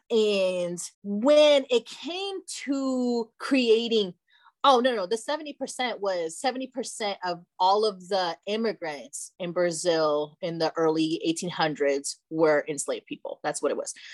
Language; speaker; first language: English; early bilingual, other home language; Portuguese